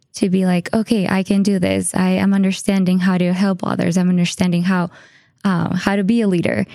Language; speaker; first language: English; non-native, fluent; Spanish